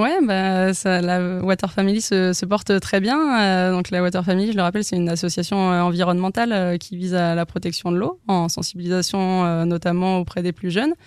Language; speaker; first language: French; native; French